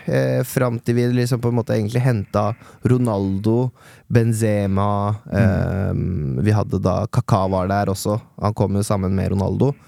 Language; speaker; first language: Norwegian; early bilingual, other home language; Persian